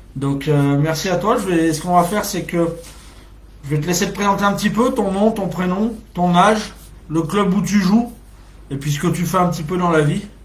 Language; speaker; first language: French; native; French